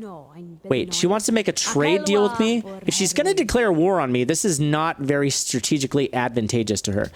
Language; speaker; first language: English; native; English